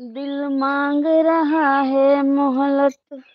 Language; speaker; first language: Hindi; native; Hindi